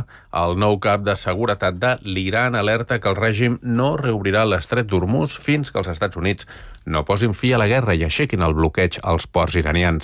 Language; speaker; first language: Catalan; native; Catalan